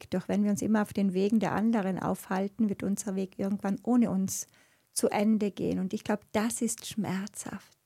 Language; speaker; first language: German; native; German